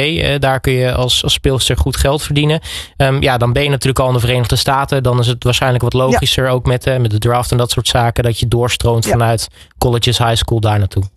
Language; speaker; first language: Dutch; native; Dutch